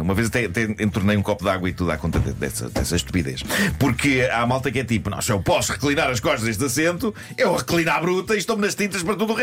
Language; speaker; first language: Portuguese; native; Portuguese